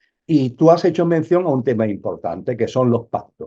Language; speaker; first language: Spanish; native; Spanish